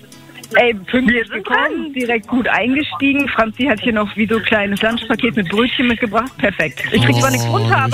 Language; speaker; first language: German; native; German